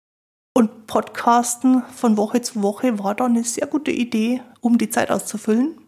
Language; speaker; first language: German; native; German